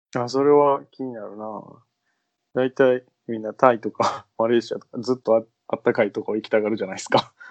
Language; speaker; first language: Japanese; native; Japanese